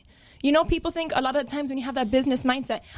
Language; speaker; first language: English; native; English